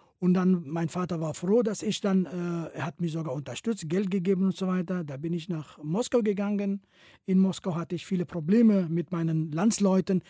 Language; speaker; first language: German; non-native, fluent; Kurdish